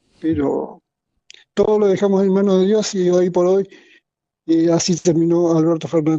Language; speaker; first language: Spanish; native; Spanish